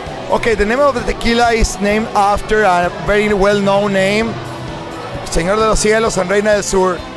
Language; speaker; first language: English; non-native, fluent; Spanish